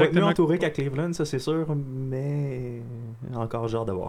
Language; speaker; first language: French; native; French